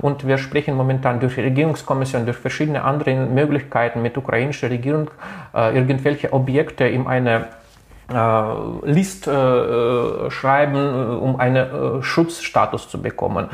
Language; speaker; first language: German; non-native, local second language; Russian